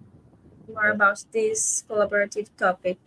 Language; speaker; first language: English; non-native, fluent; Portuguese